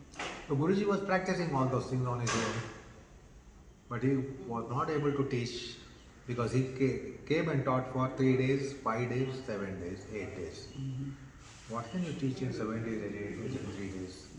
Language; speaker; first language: English; non-native, fluent; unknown